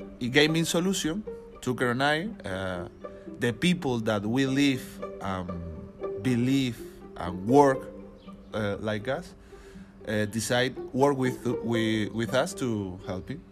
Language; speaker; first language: English; non-native, learner; Spanish